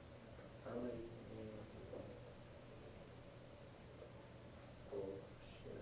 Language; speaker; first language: Japanese; non-native, learner; English